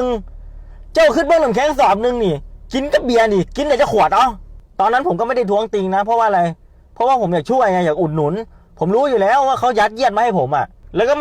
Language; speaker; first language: Thai; native; Thai